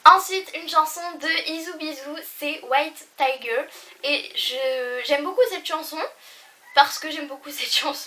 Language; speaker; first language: French; native; French